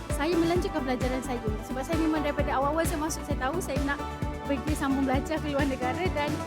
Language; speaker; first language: Malay; native; Malay